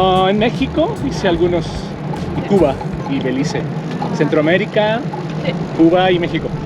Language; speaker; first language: Spanish; native; Spanish